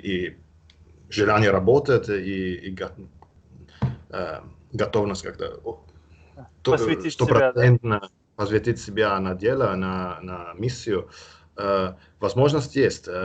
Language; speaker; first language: Russian; non-native, fluent; Italian